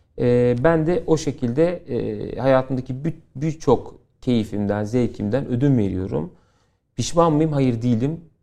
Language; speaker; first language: Turkish; native; Turkish